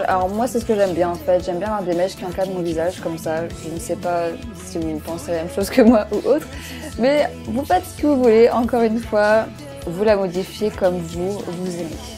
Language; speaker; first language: French; native; French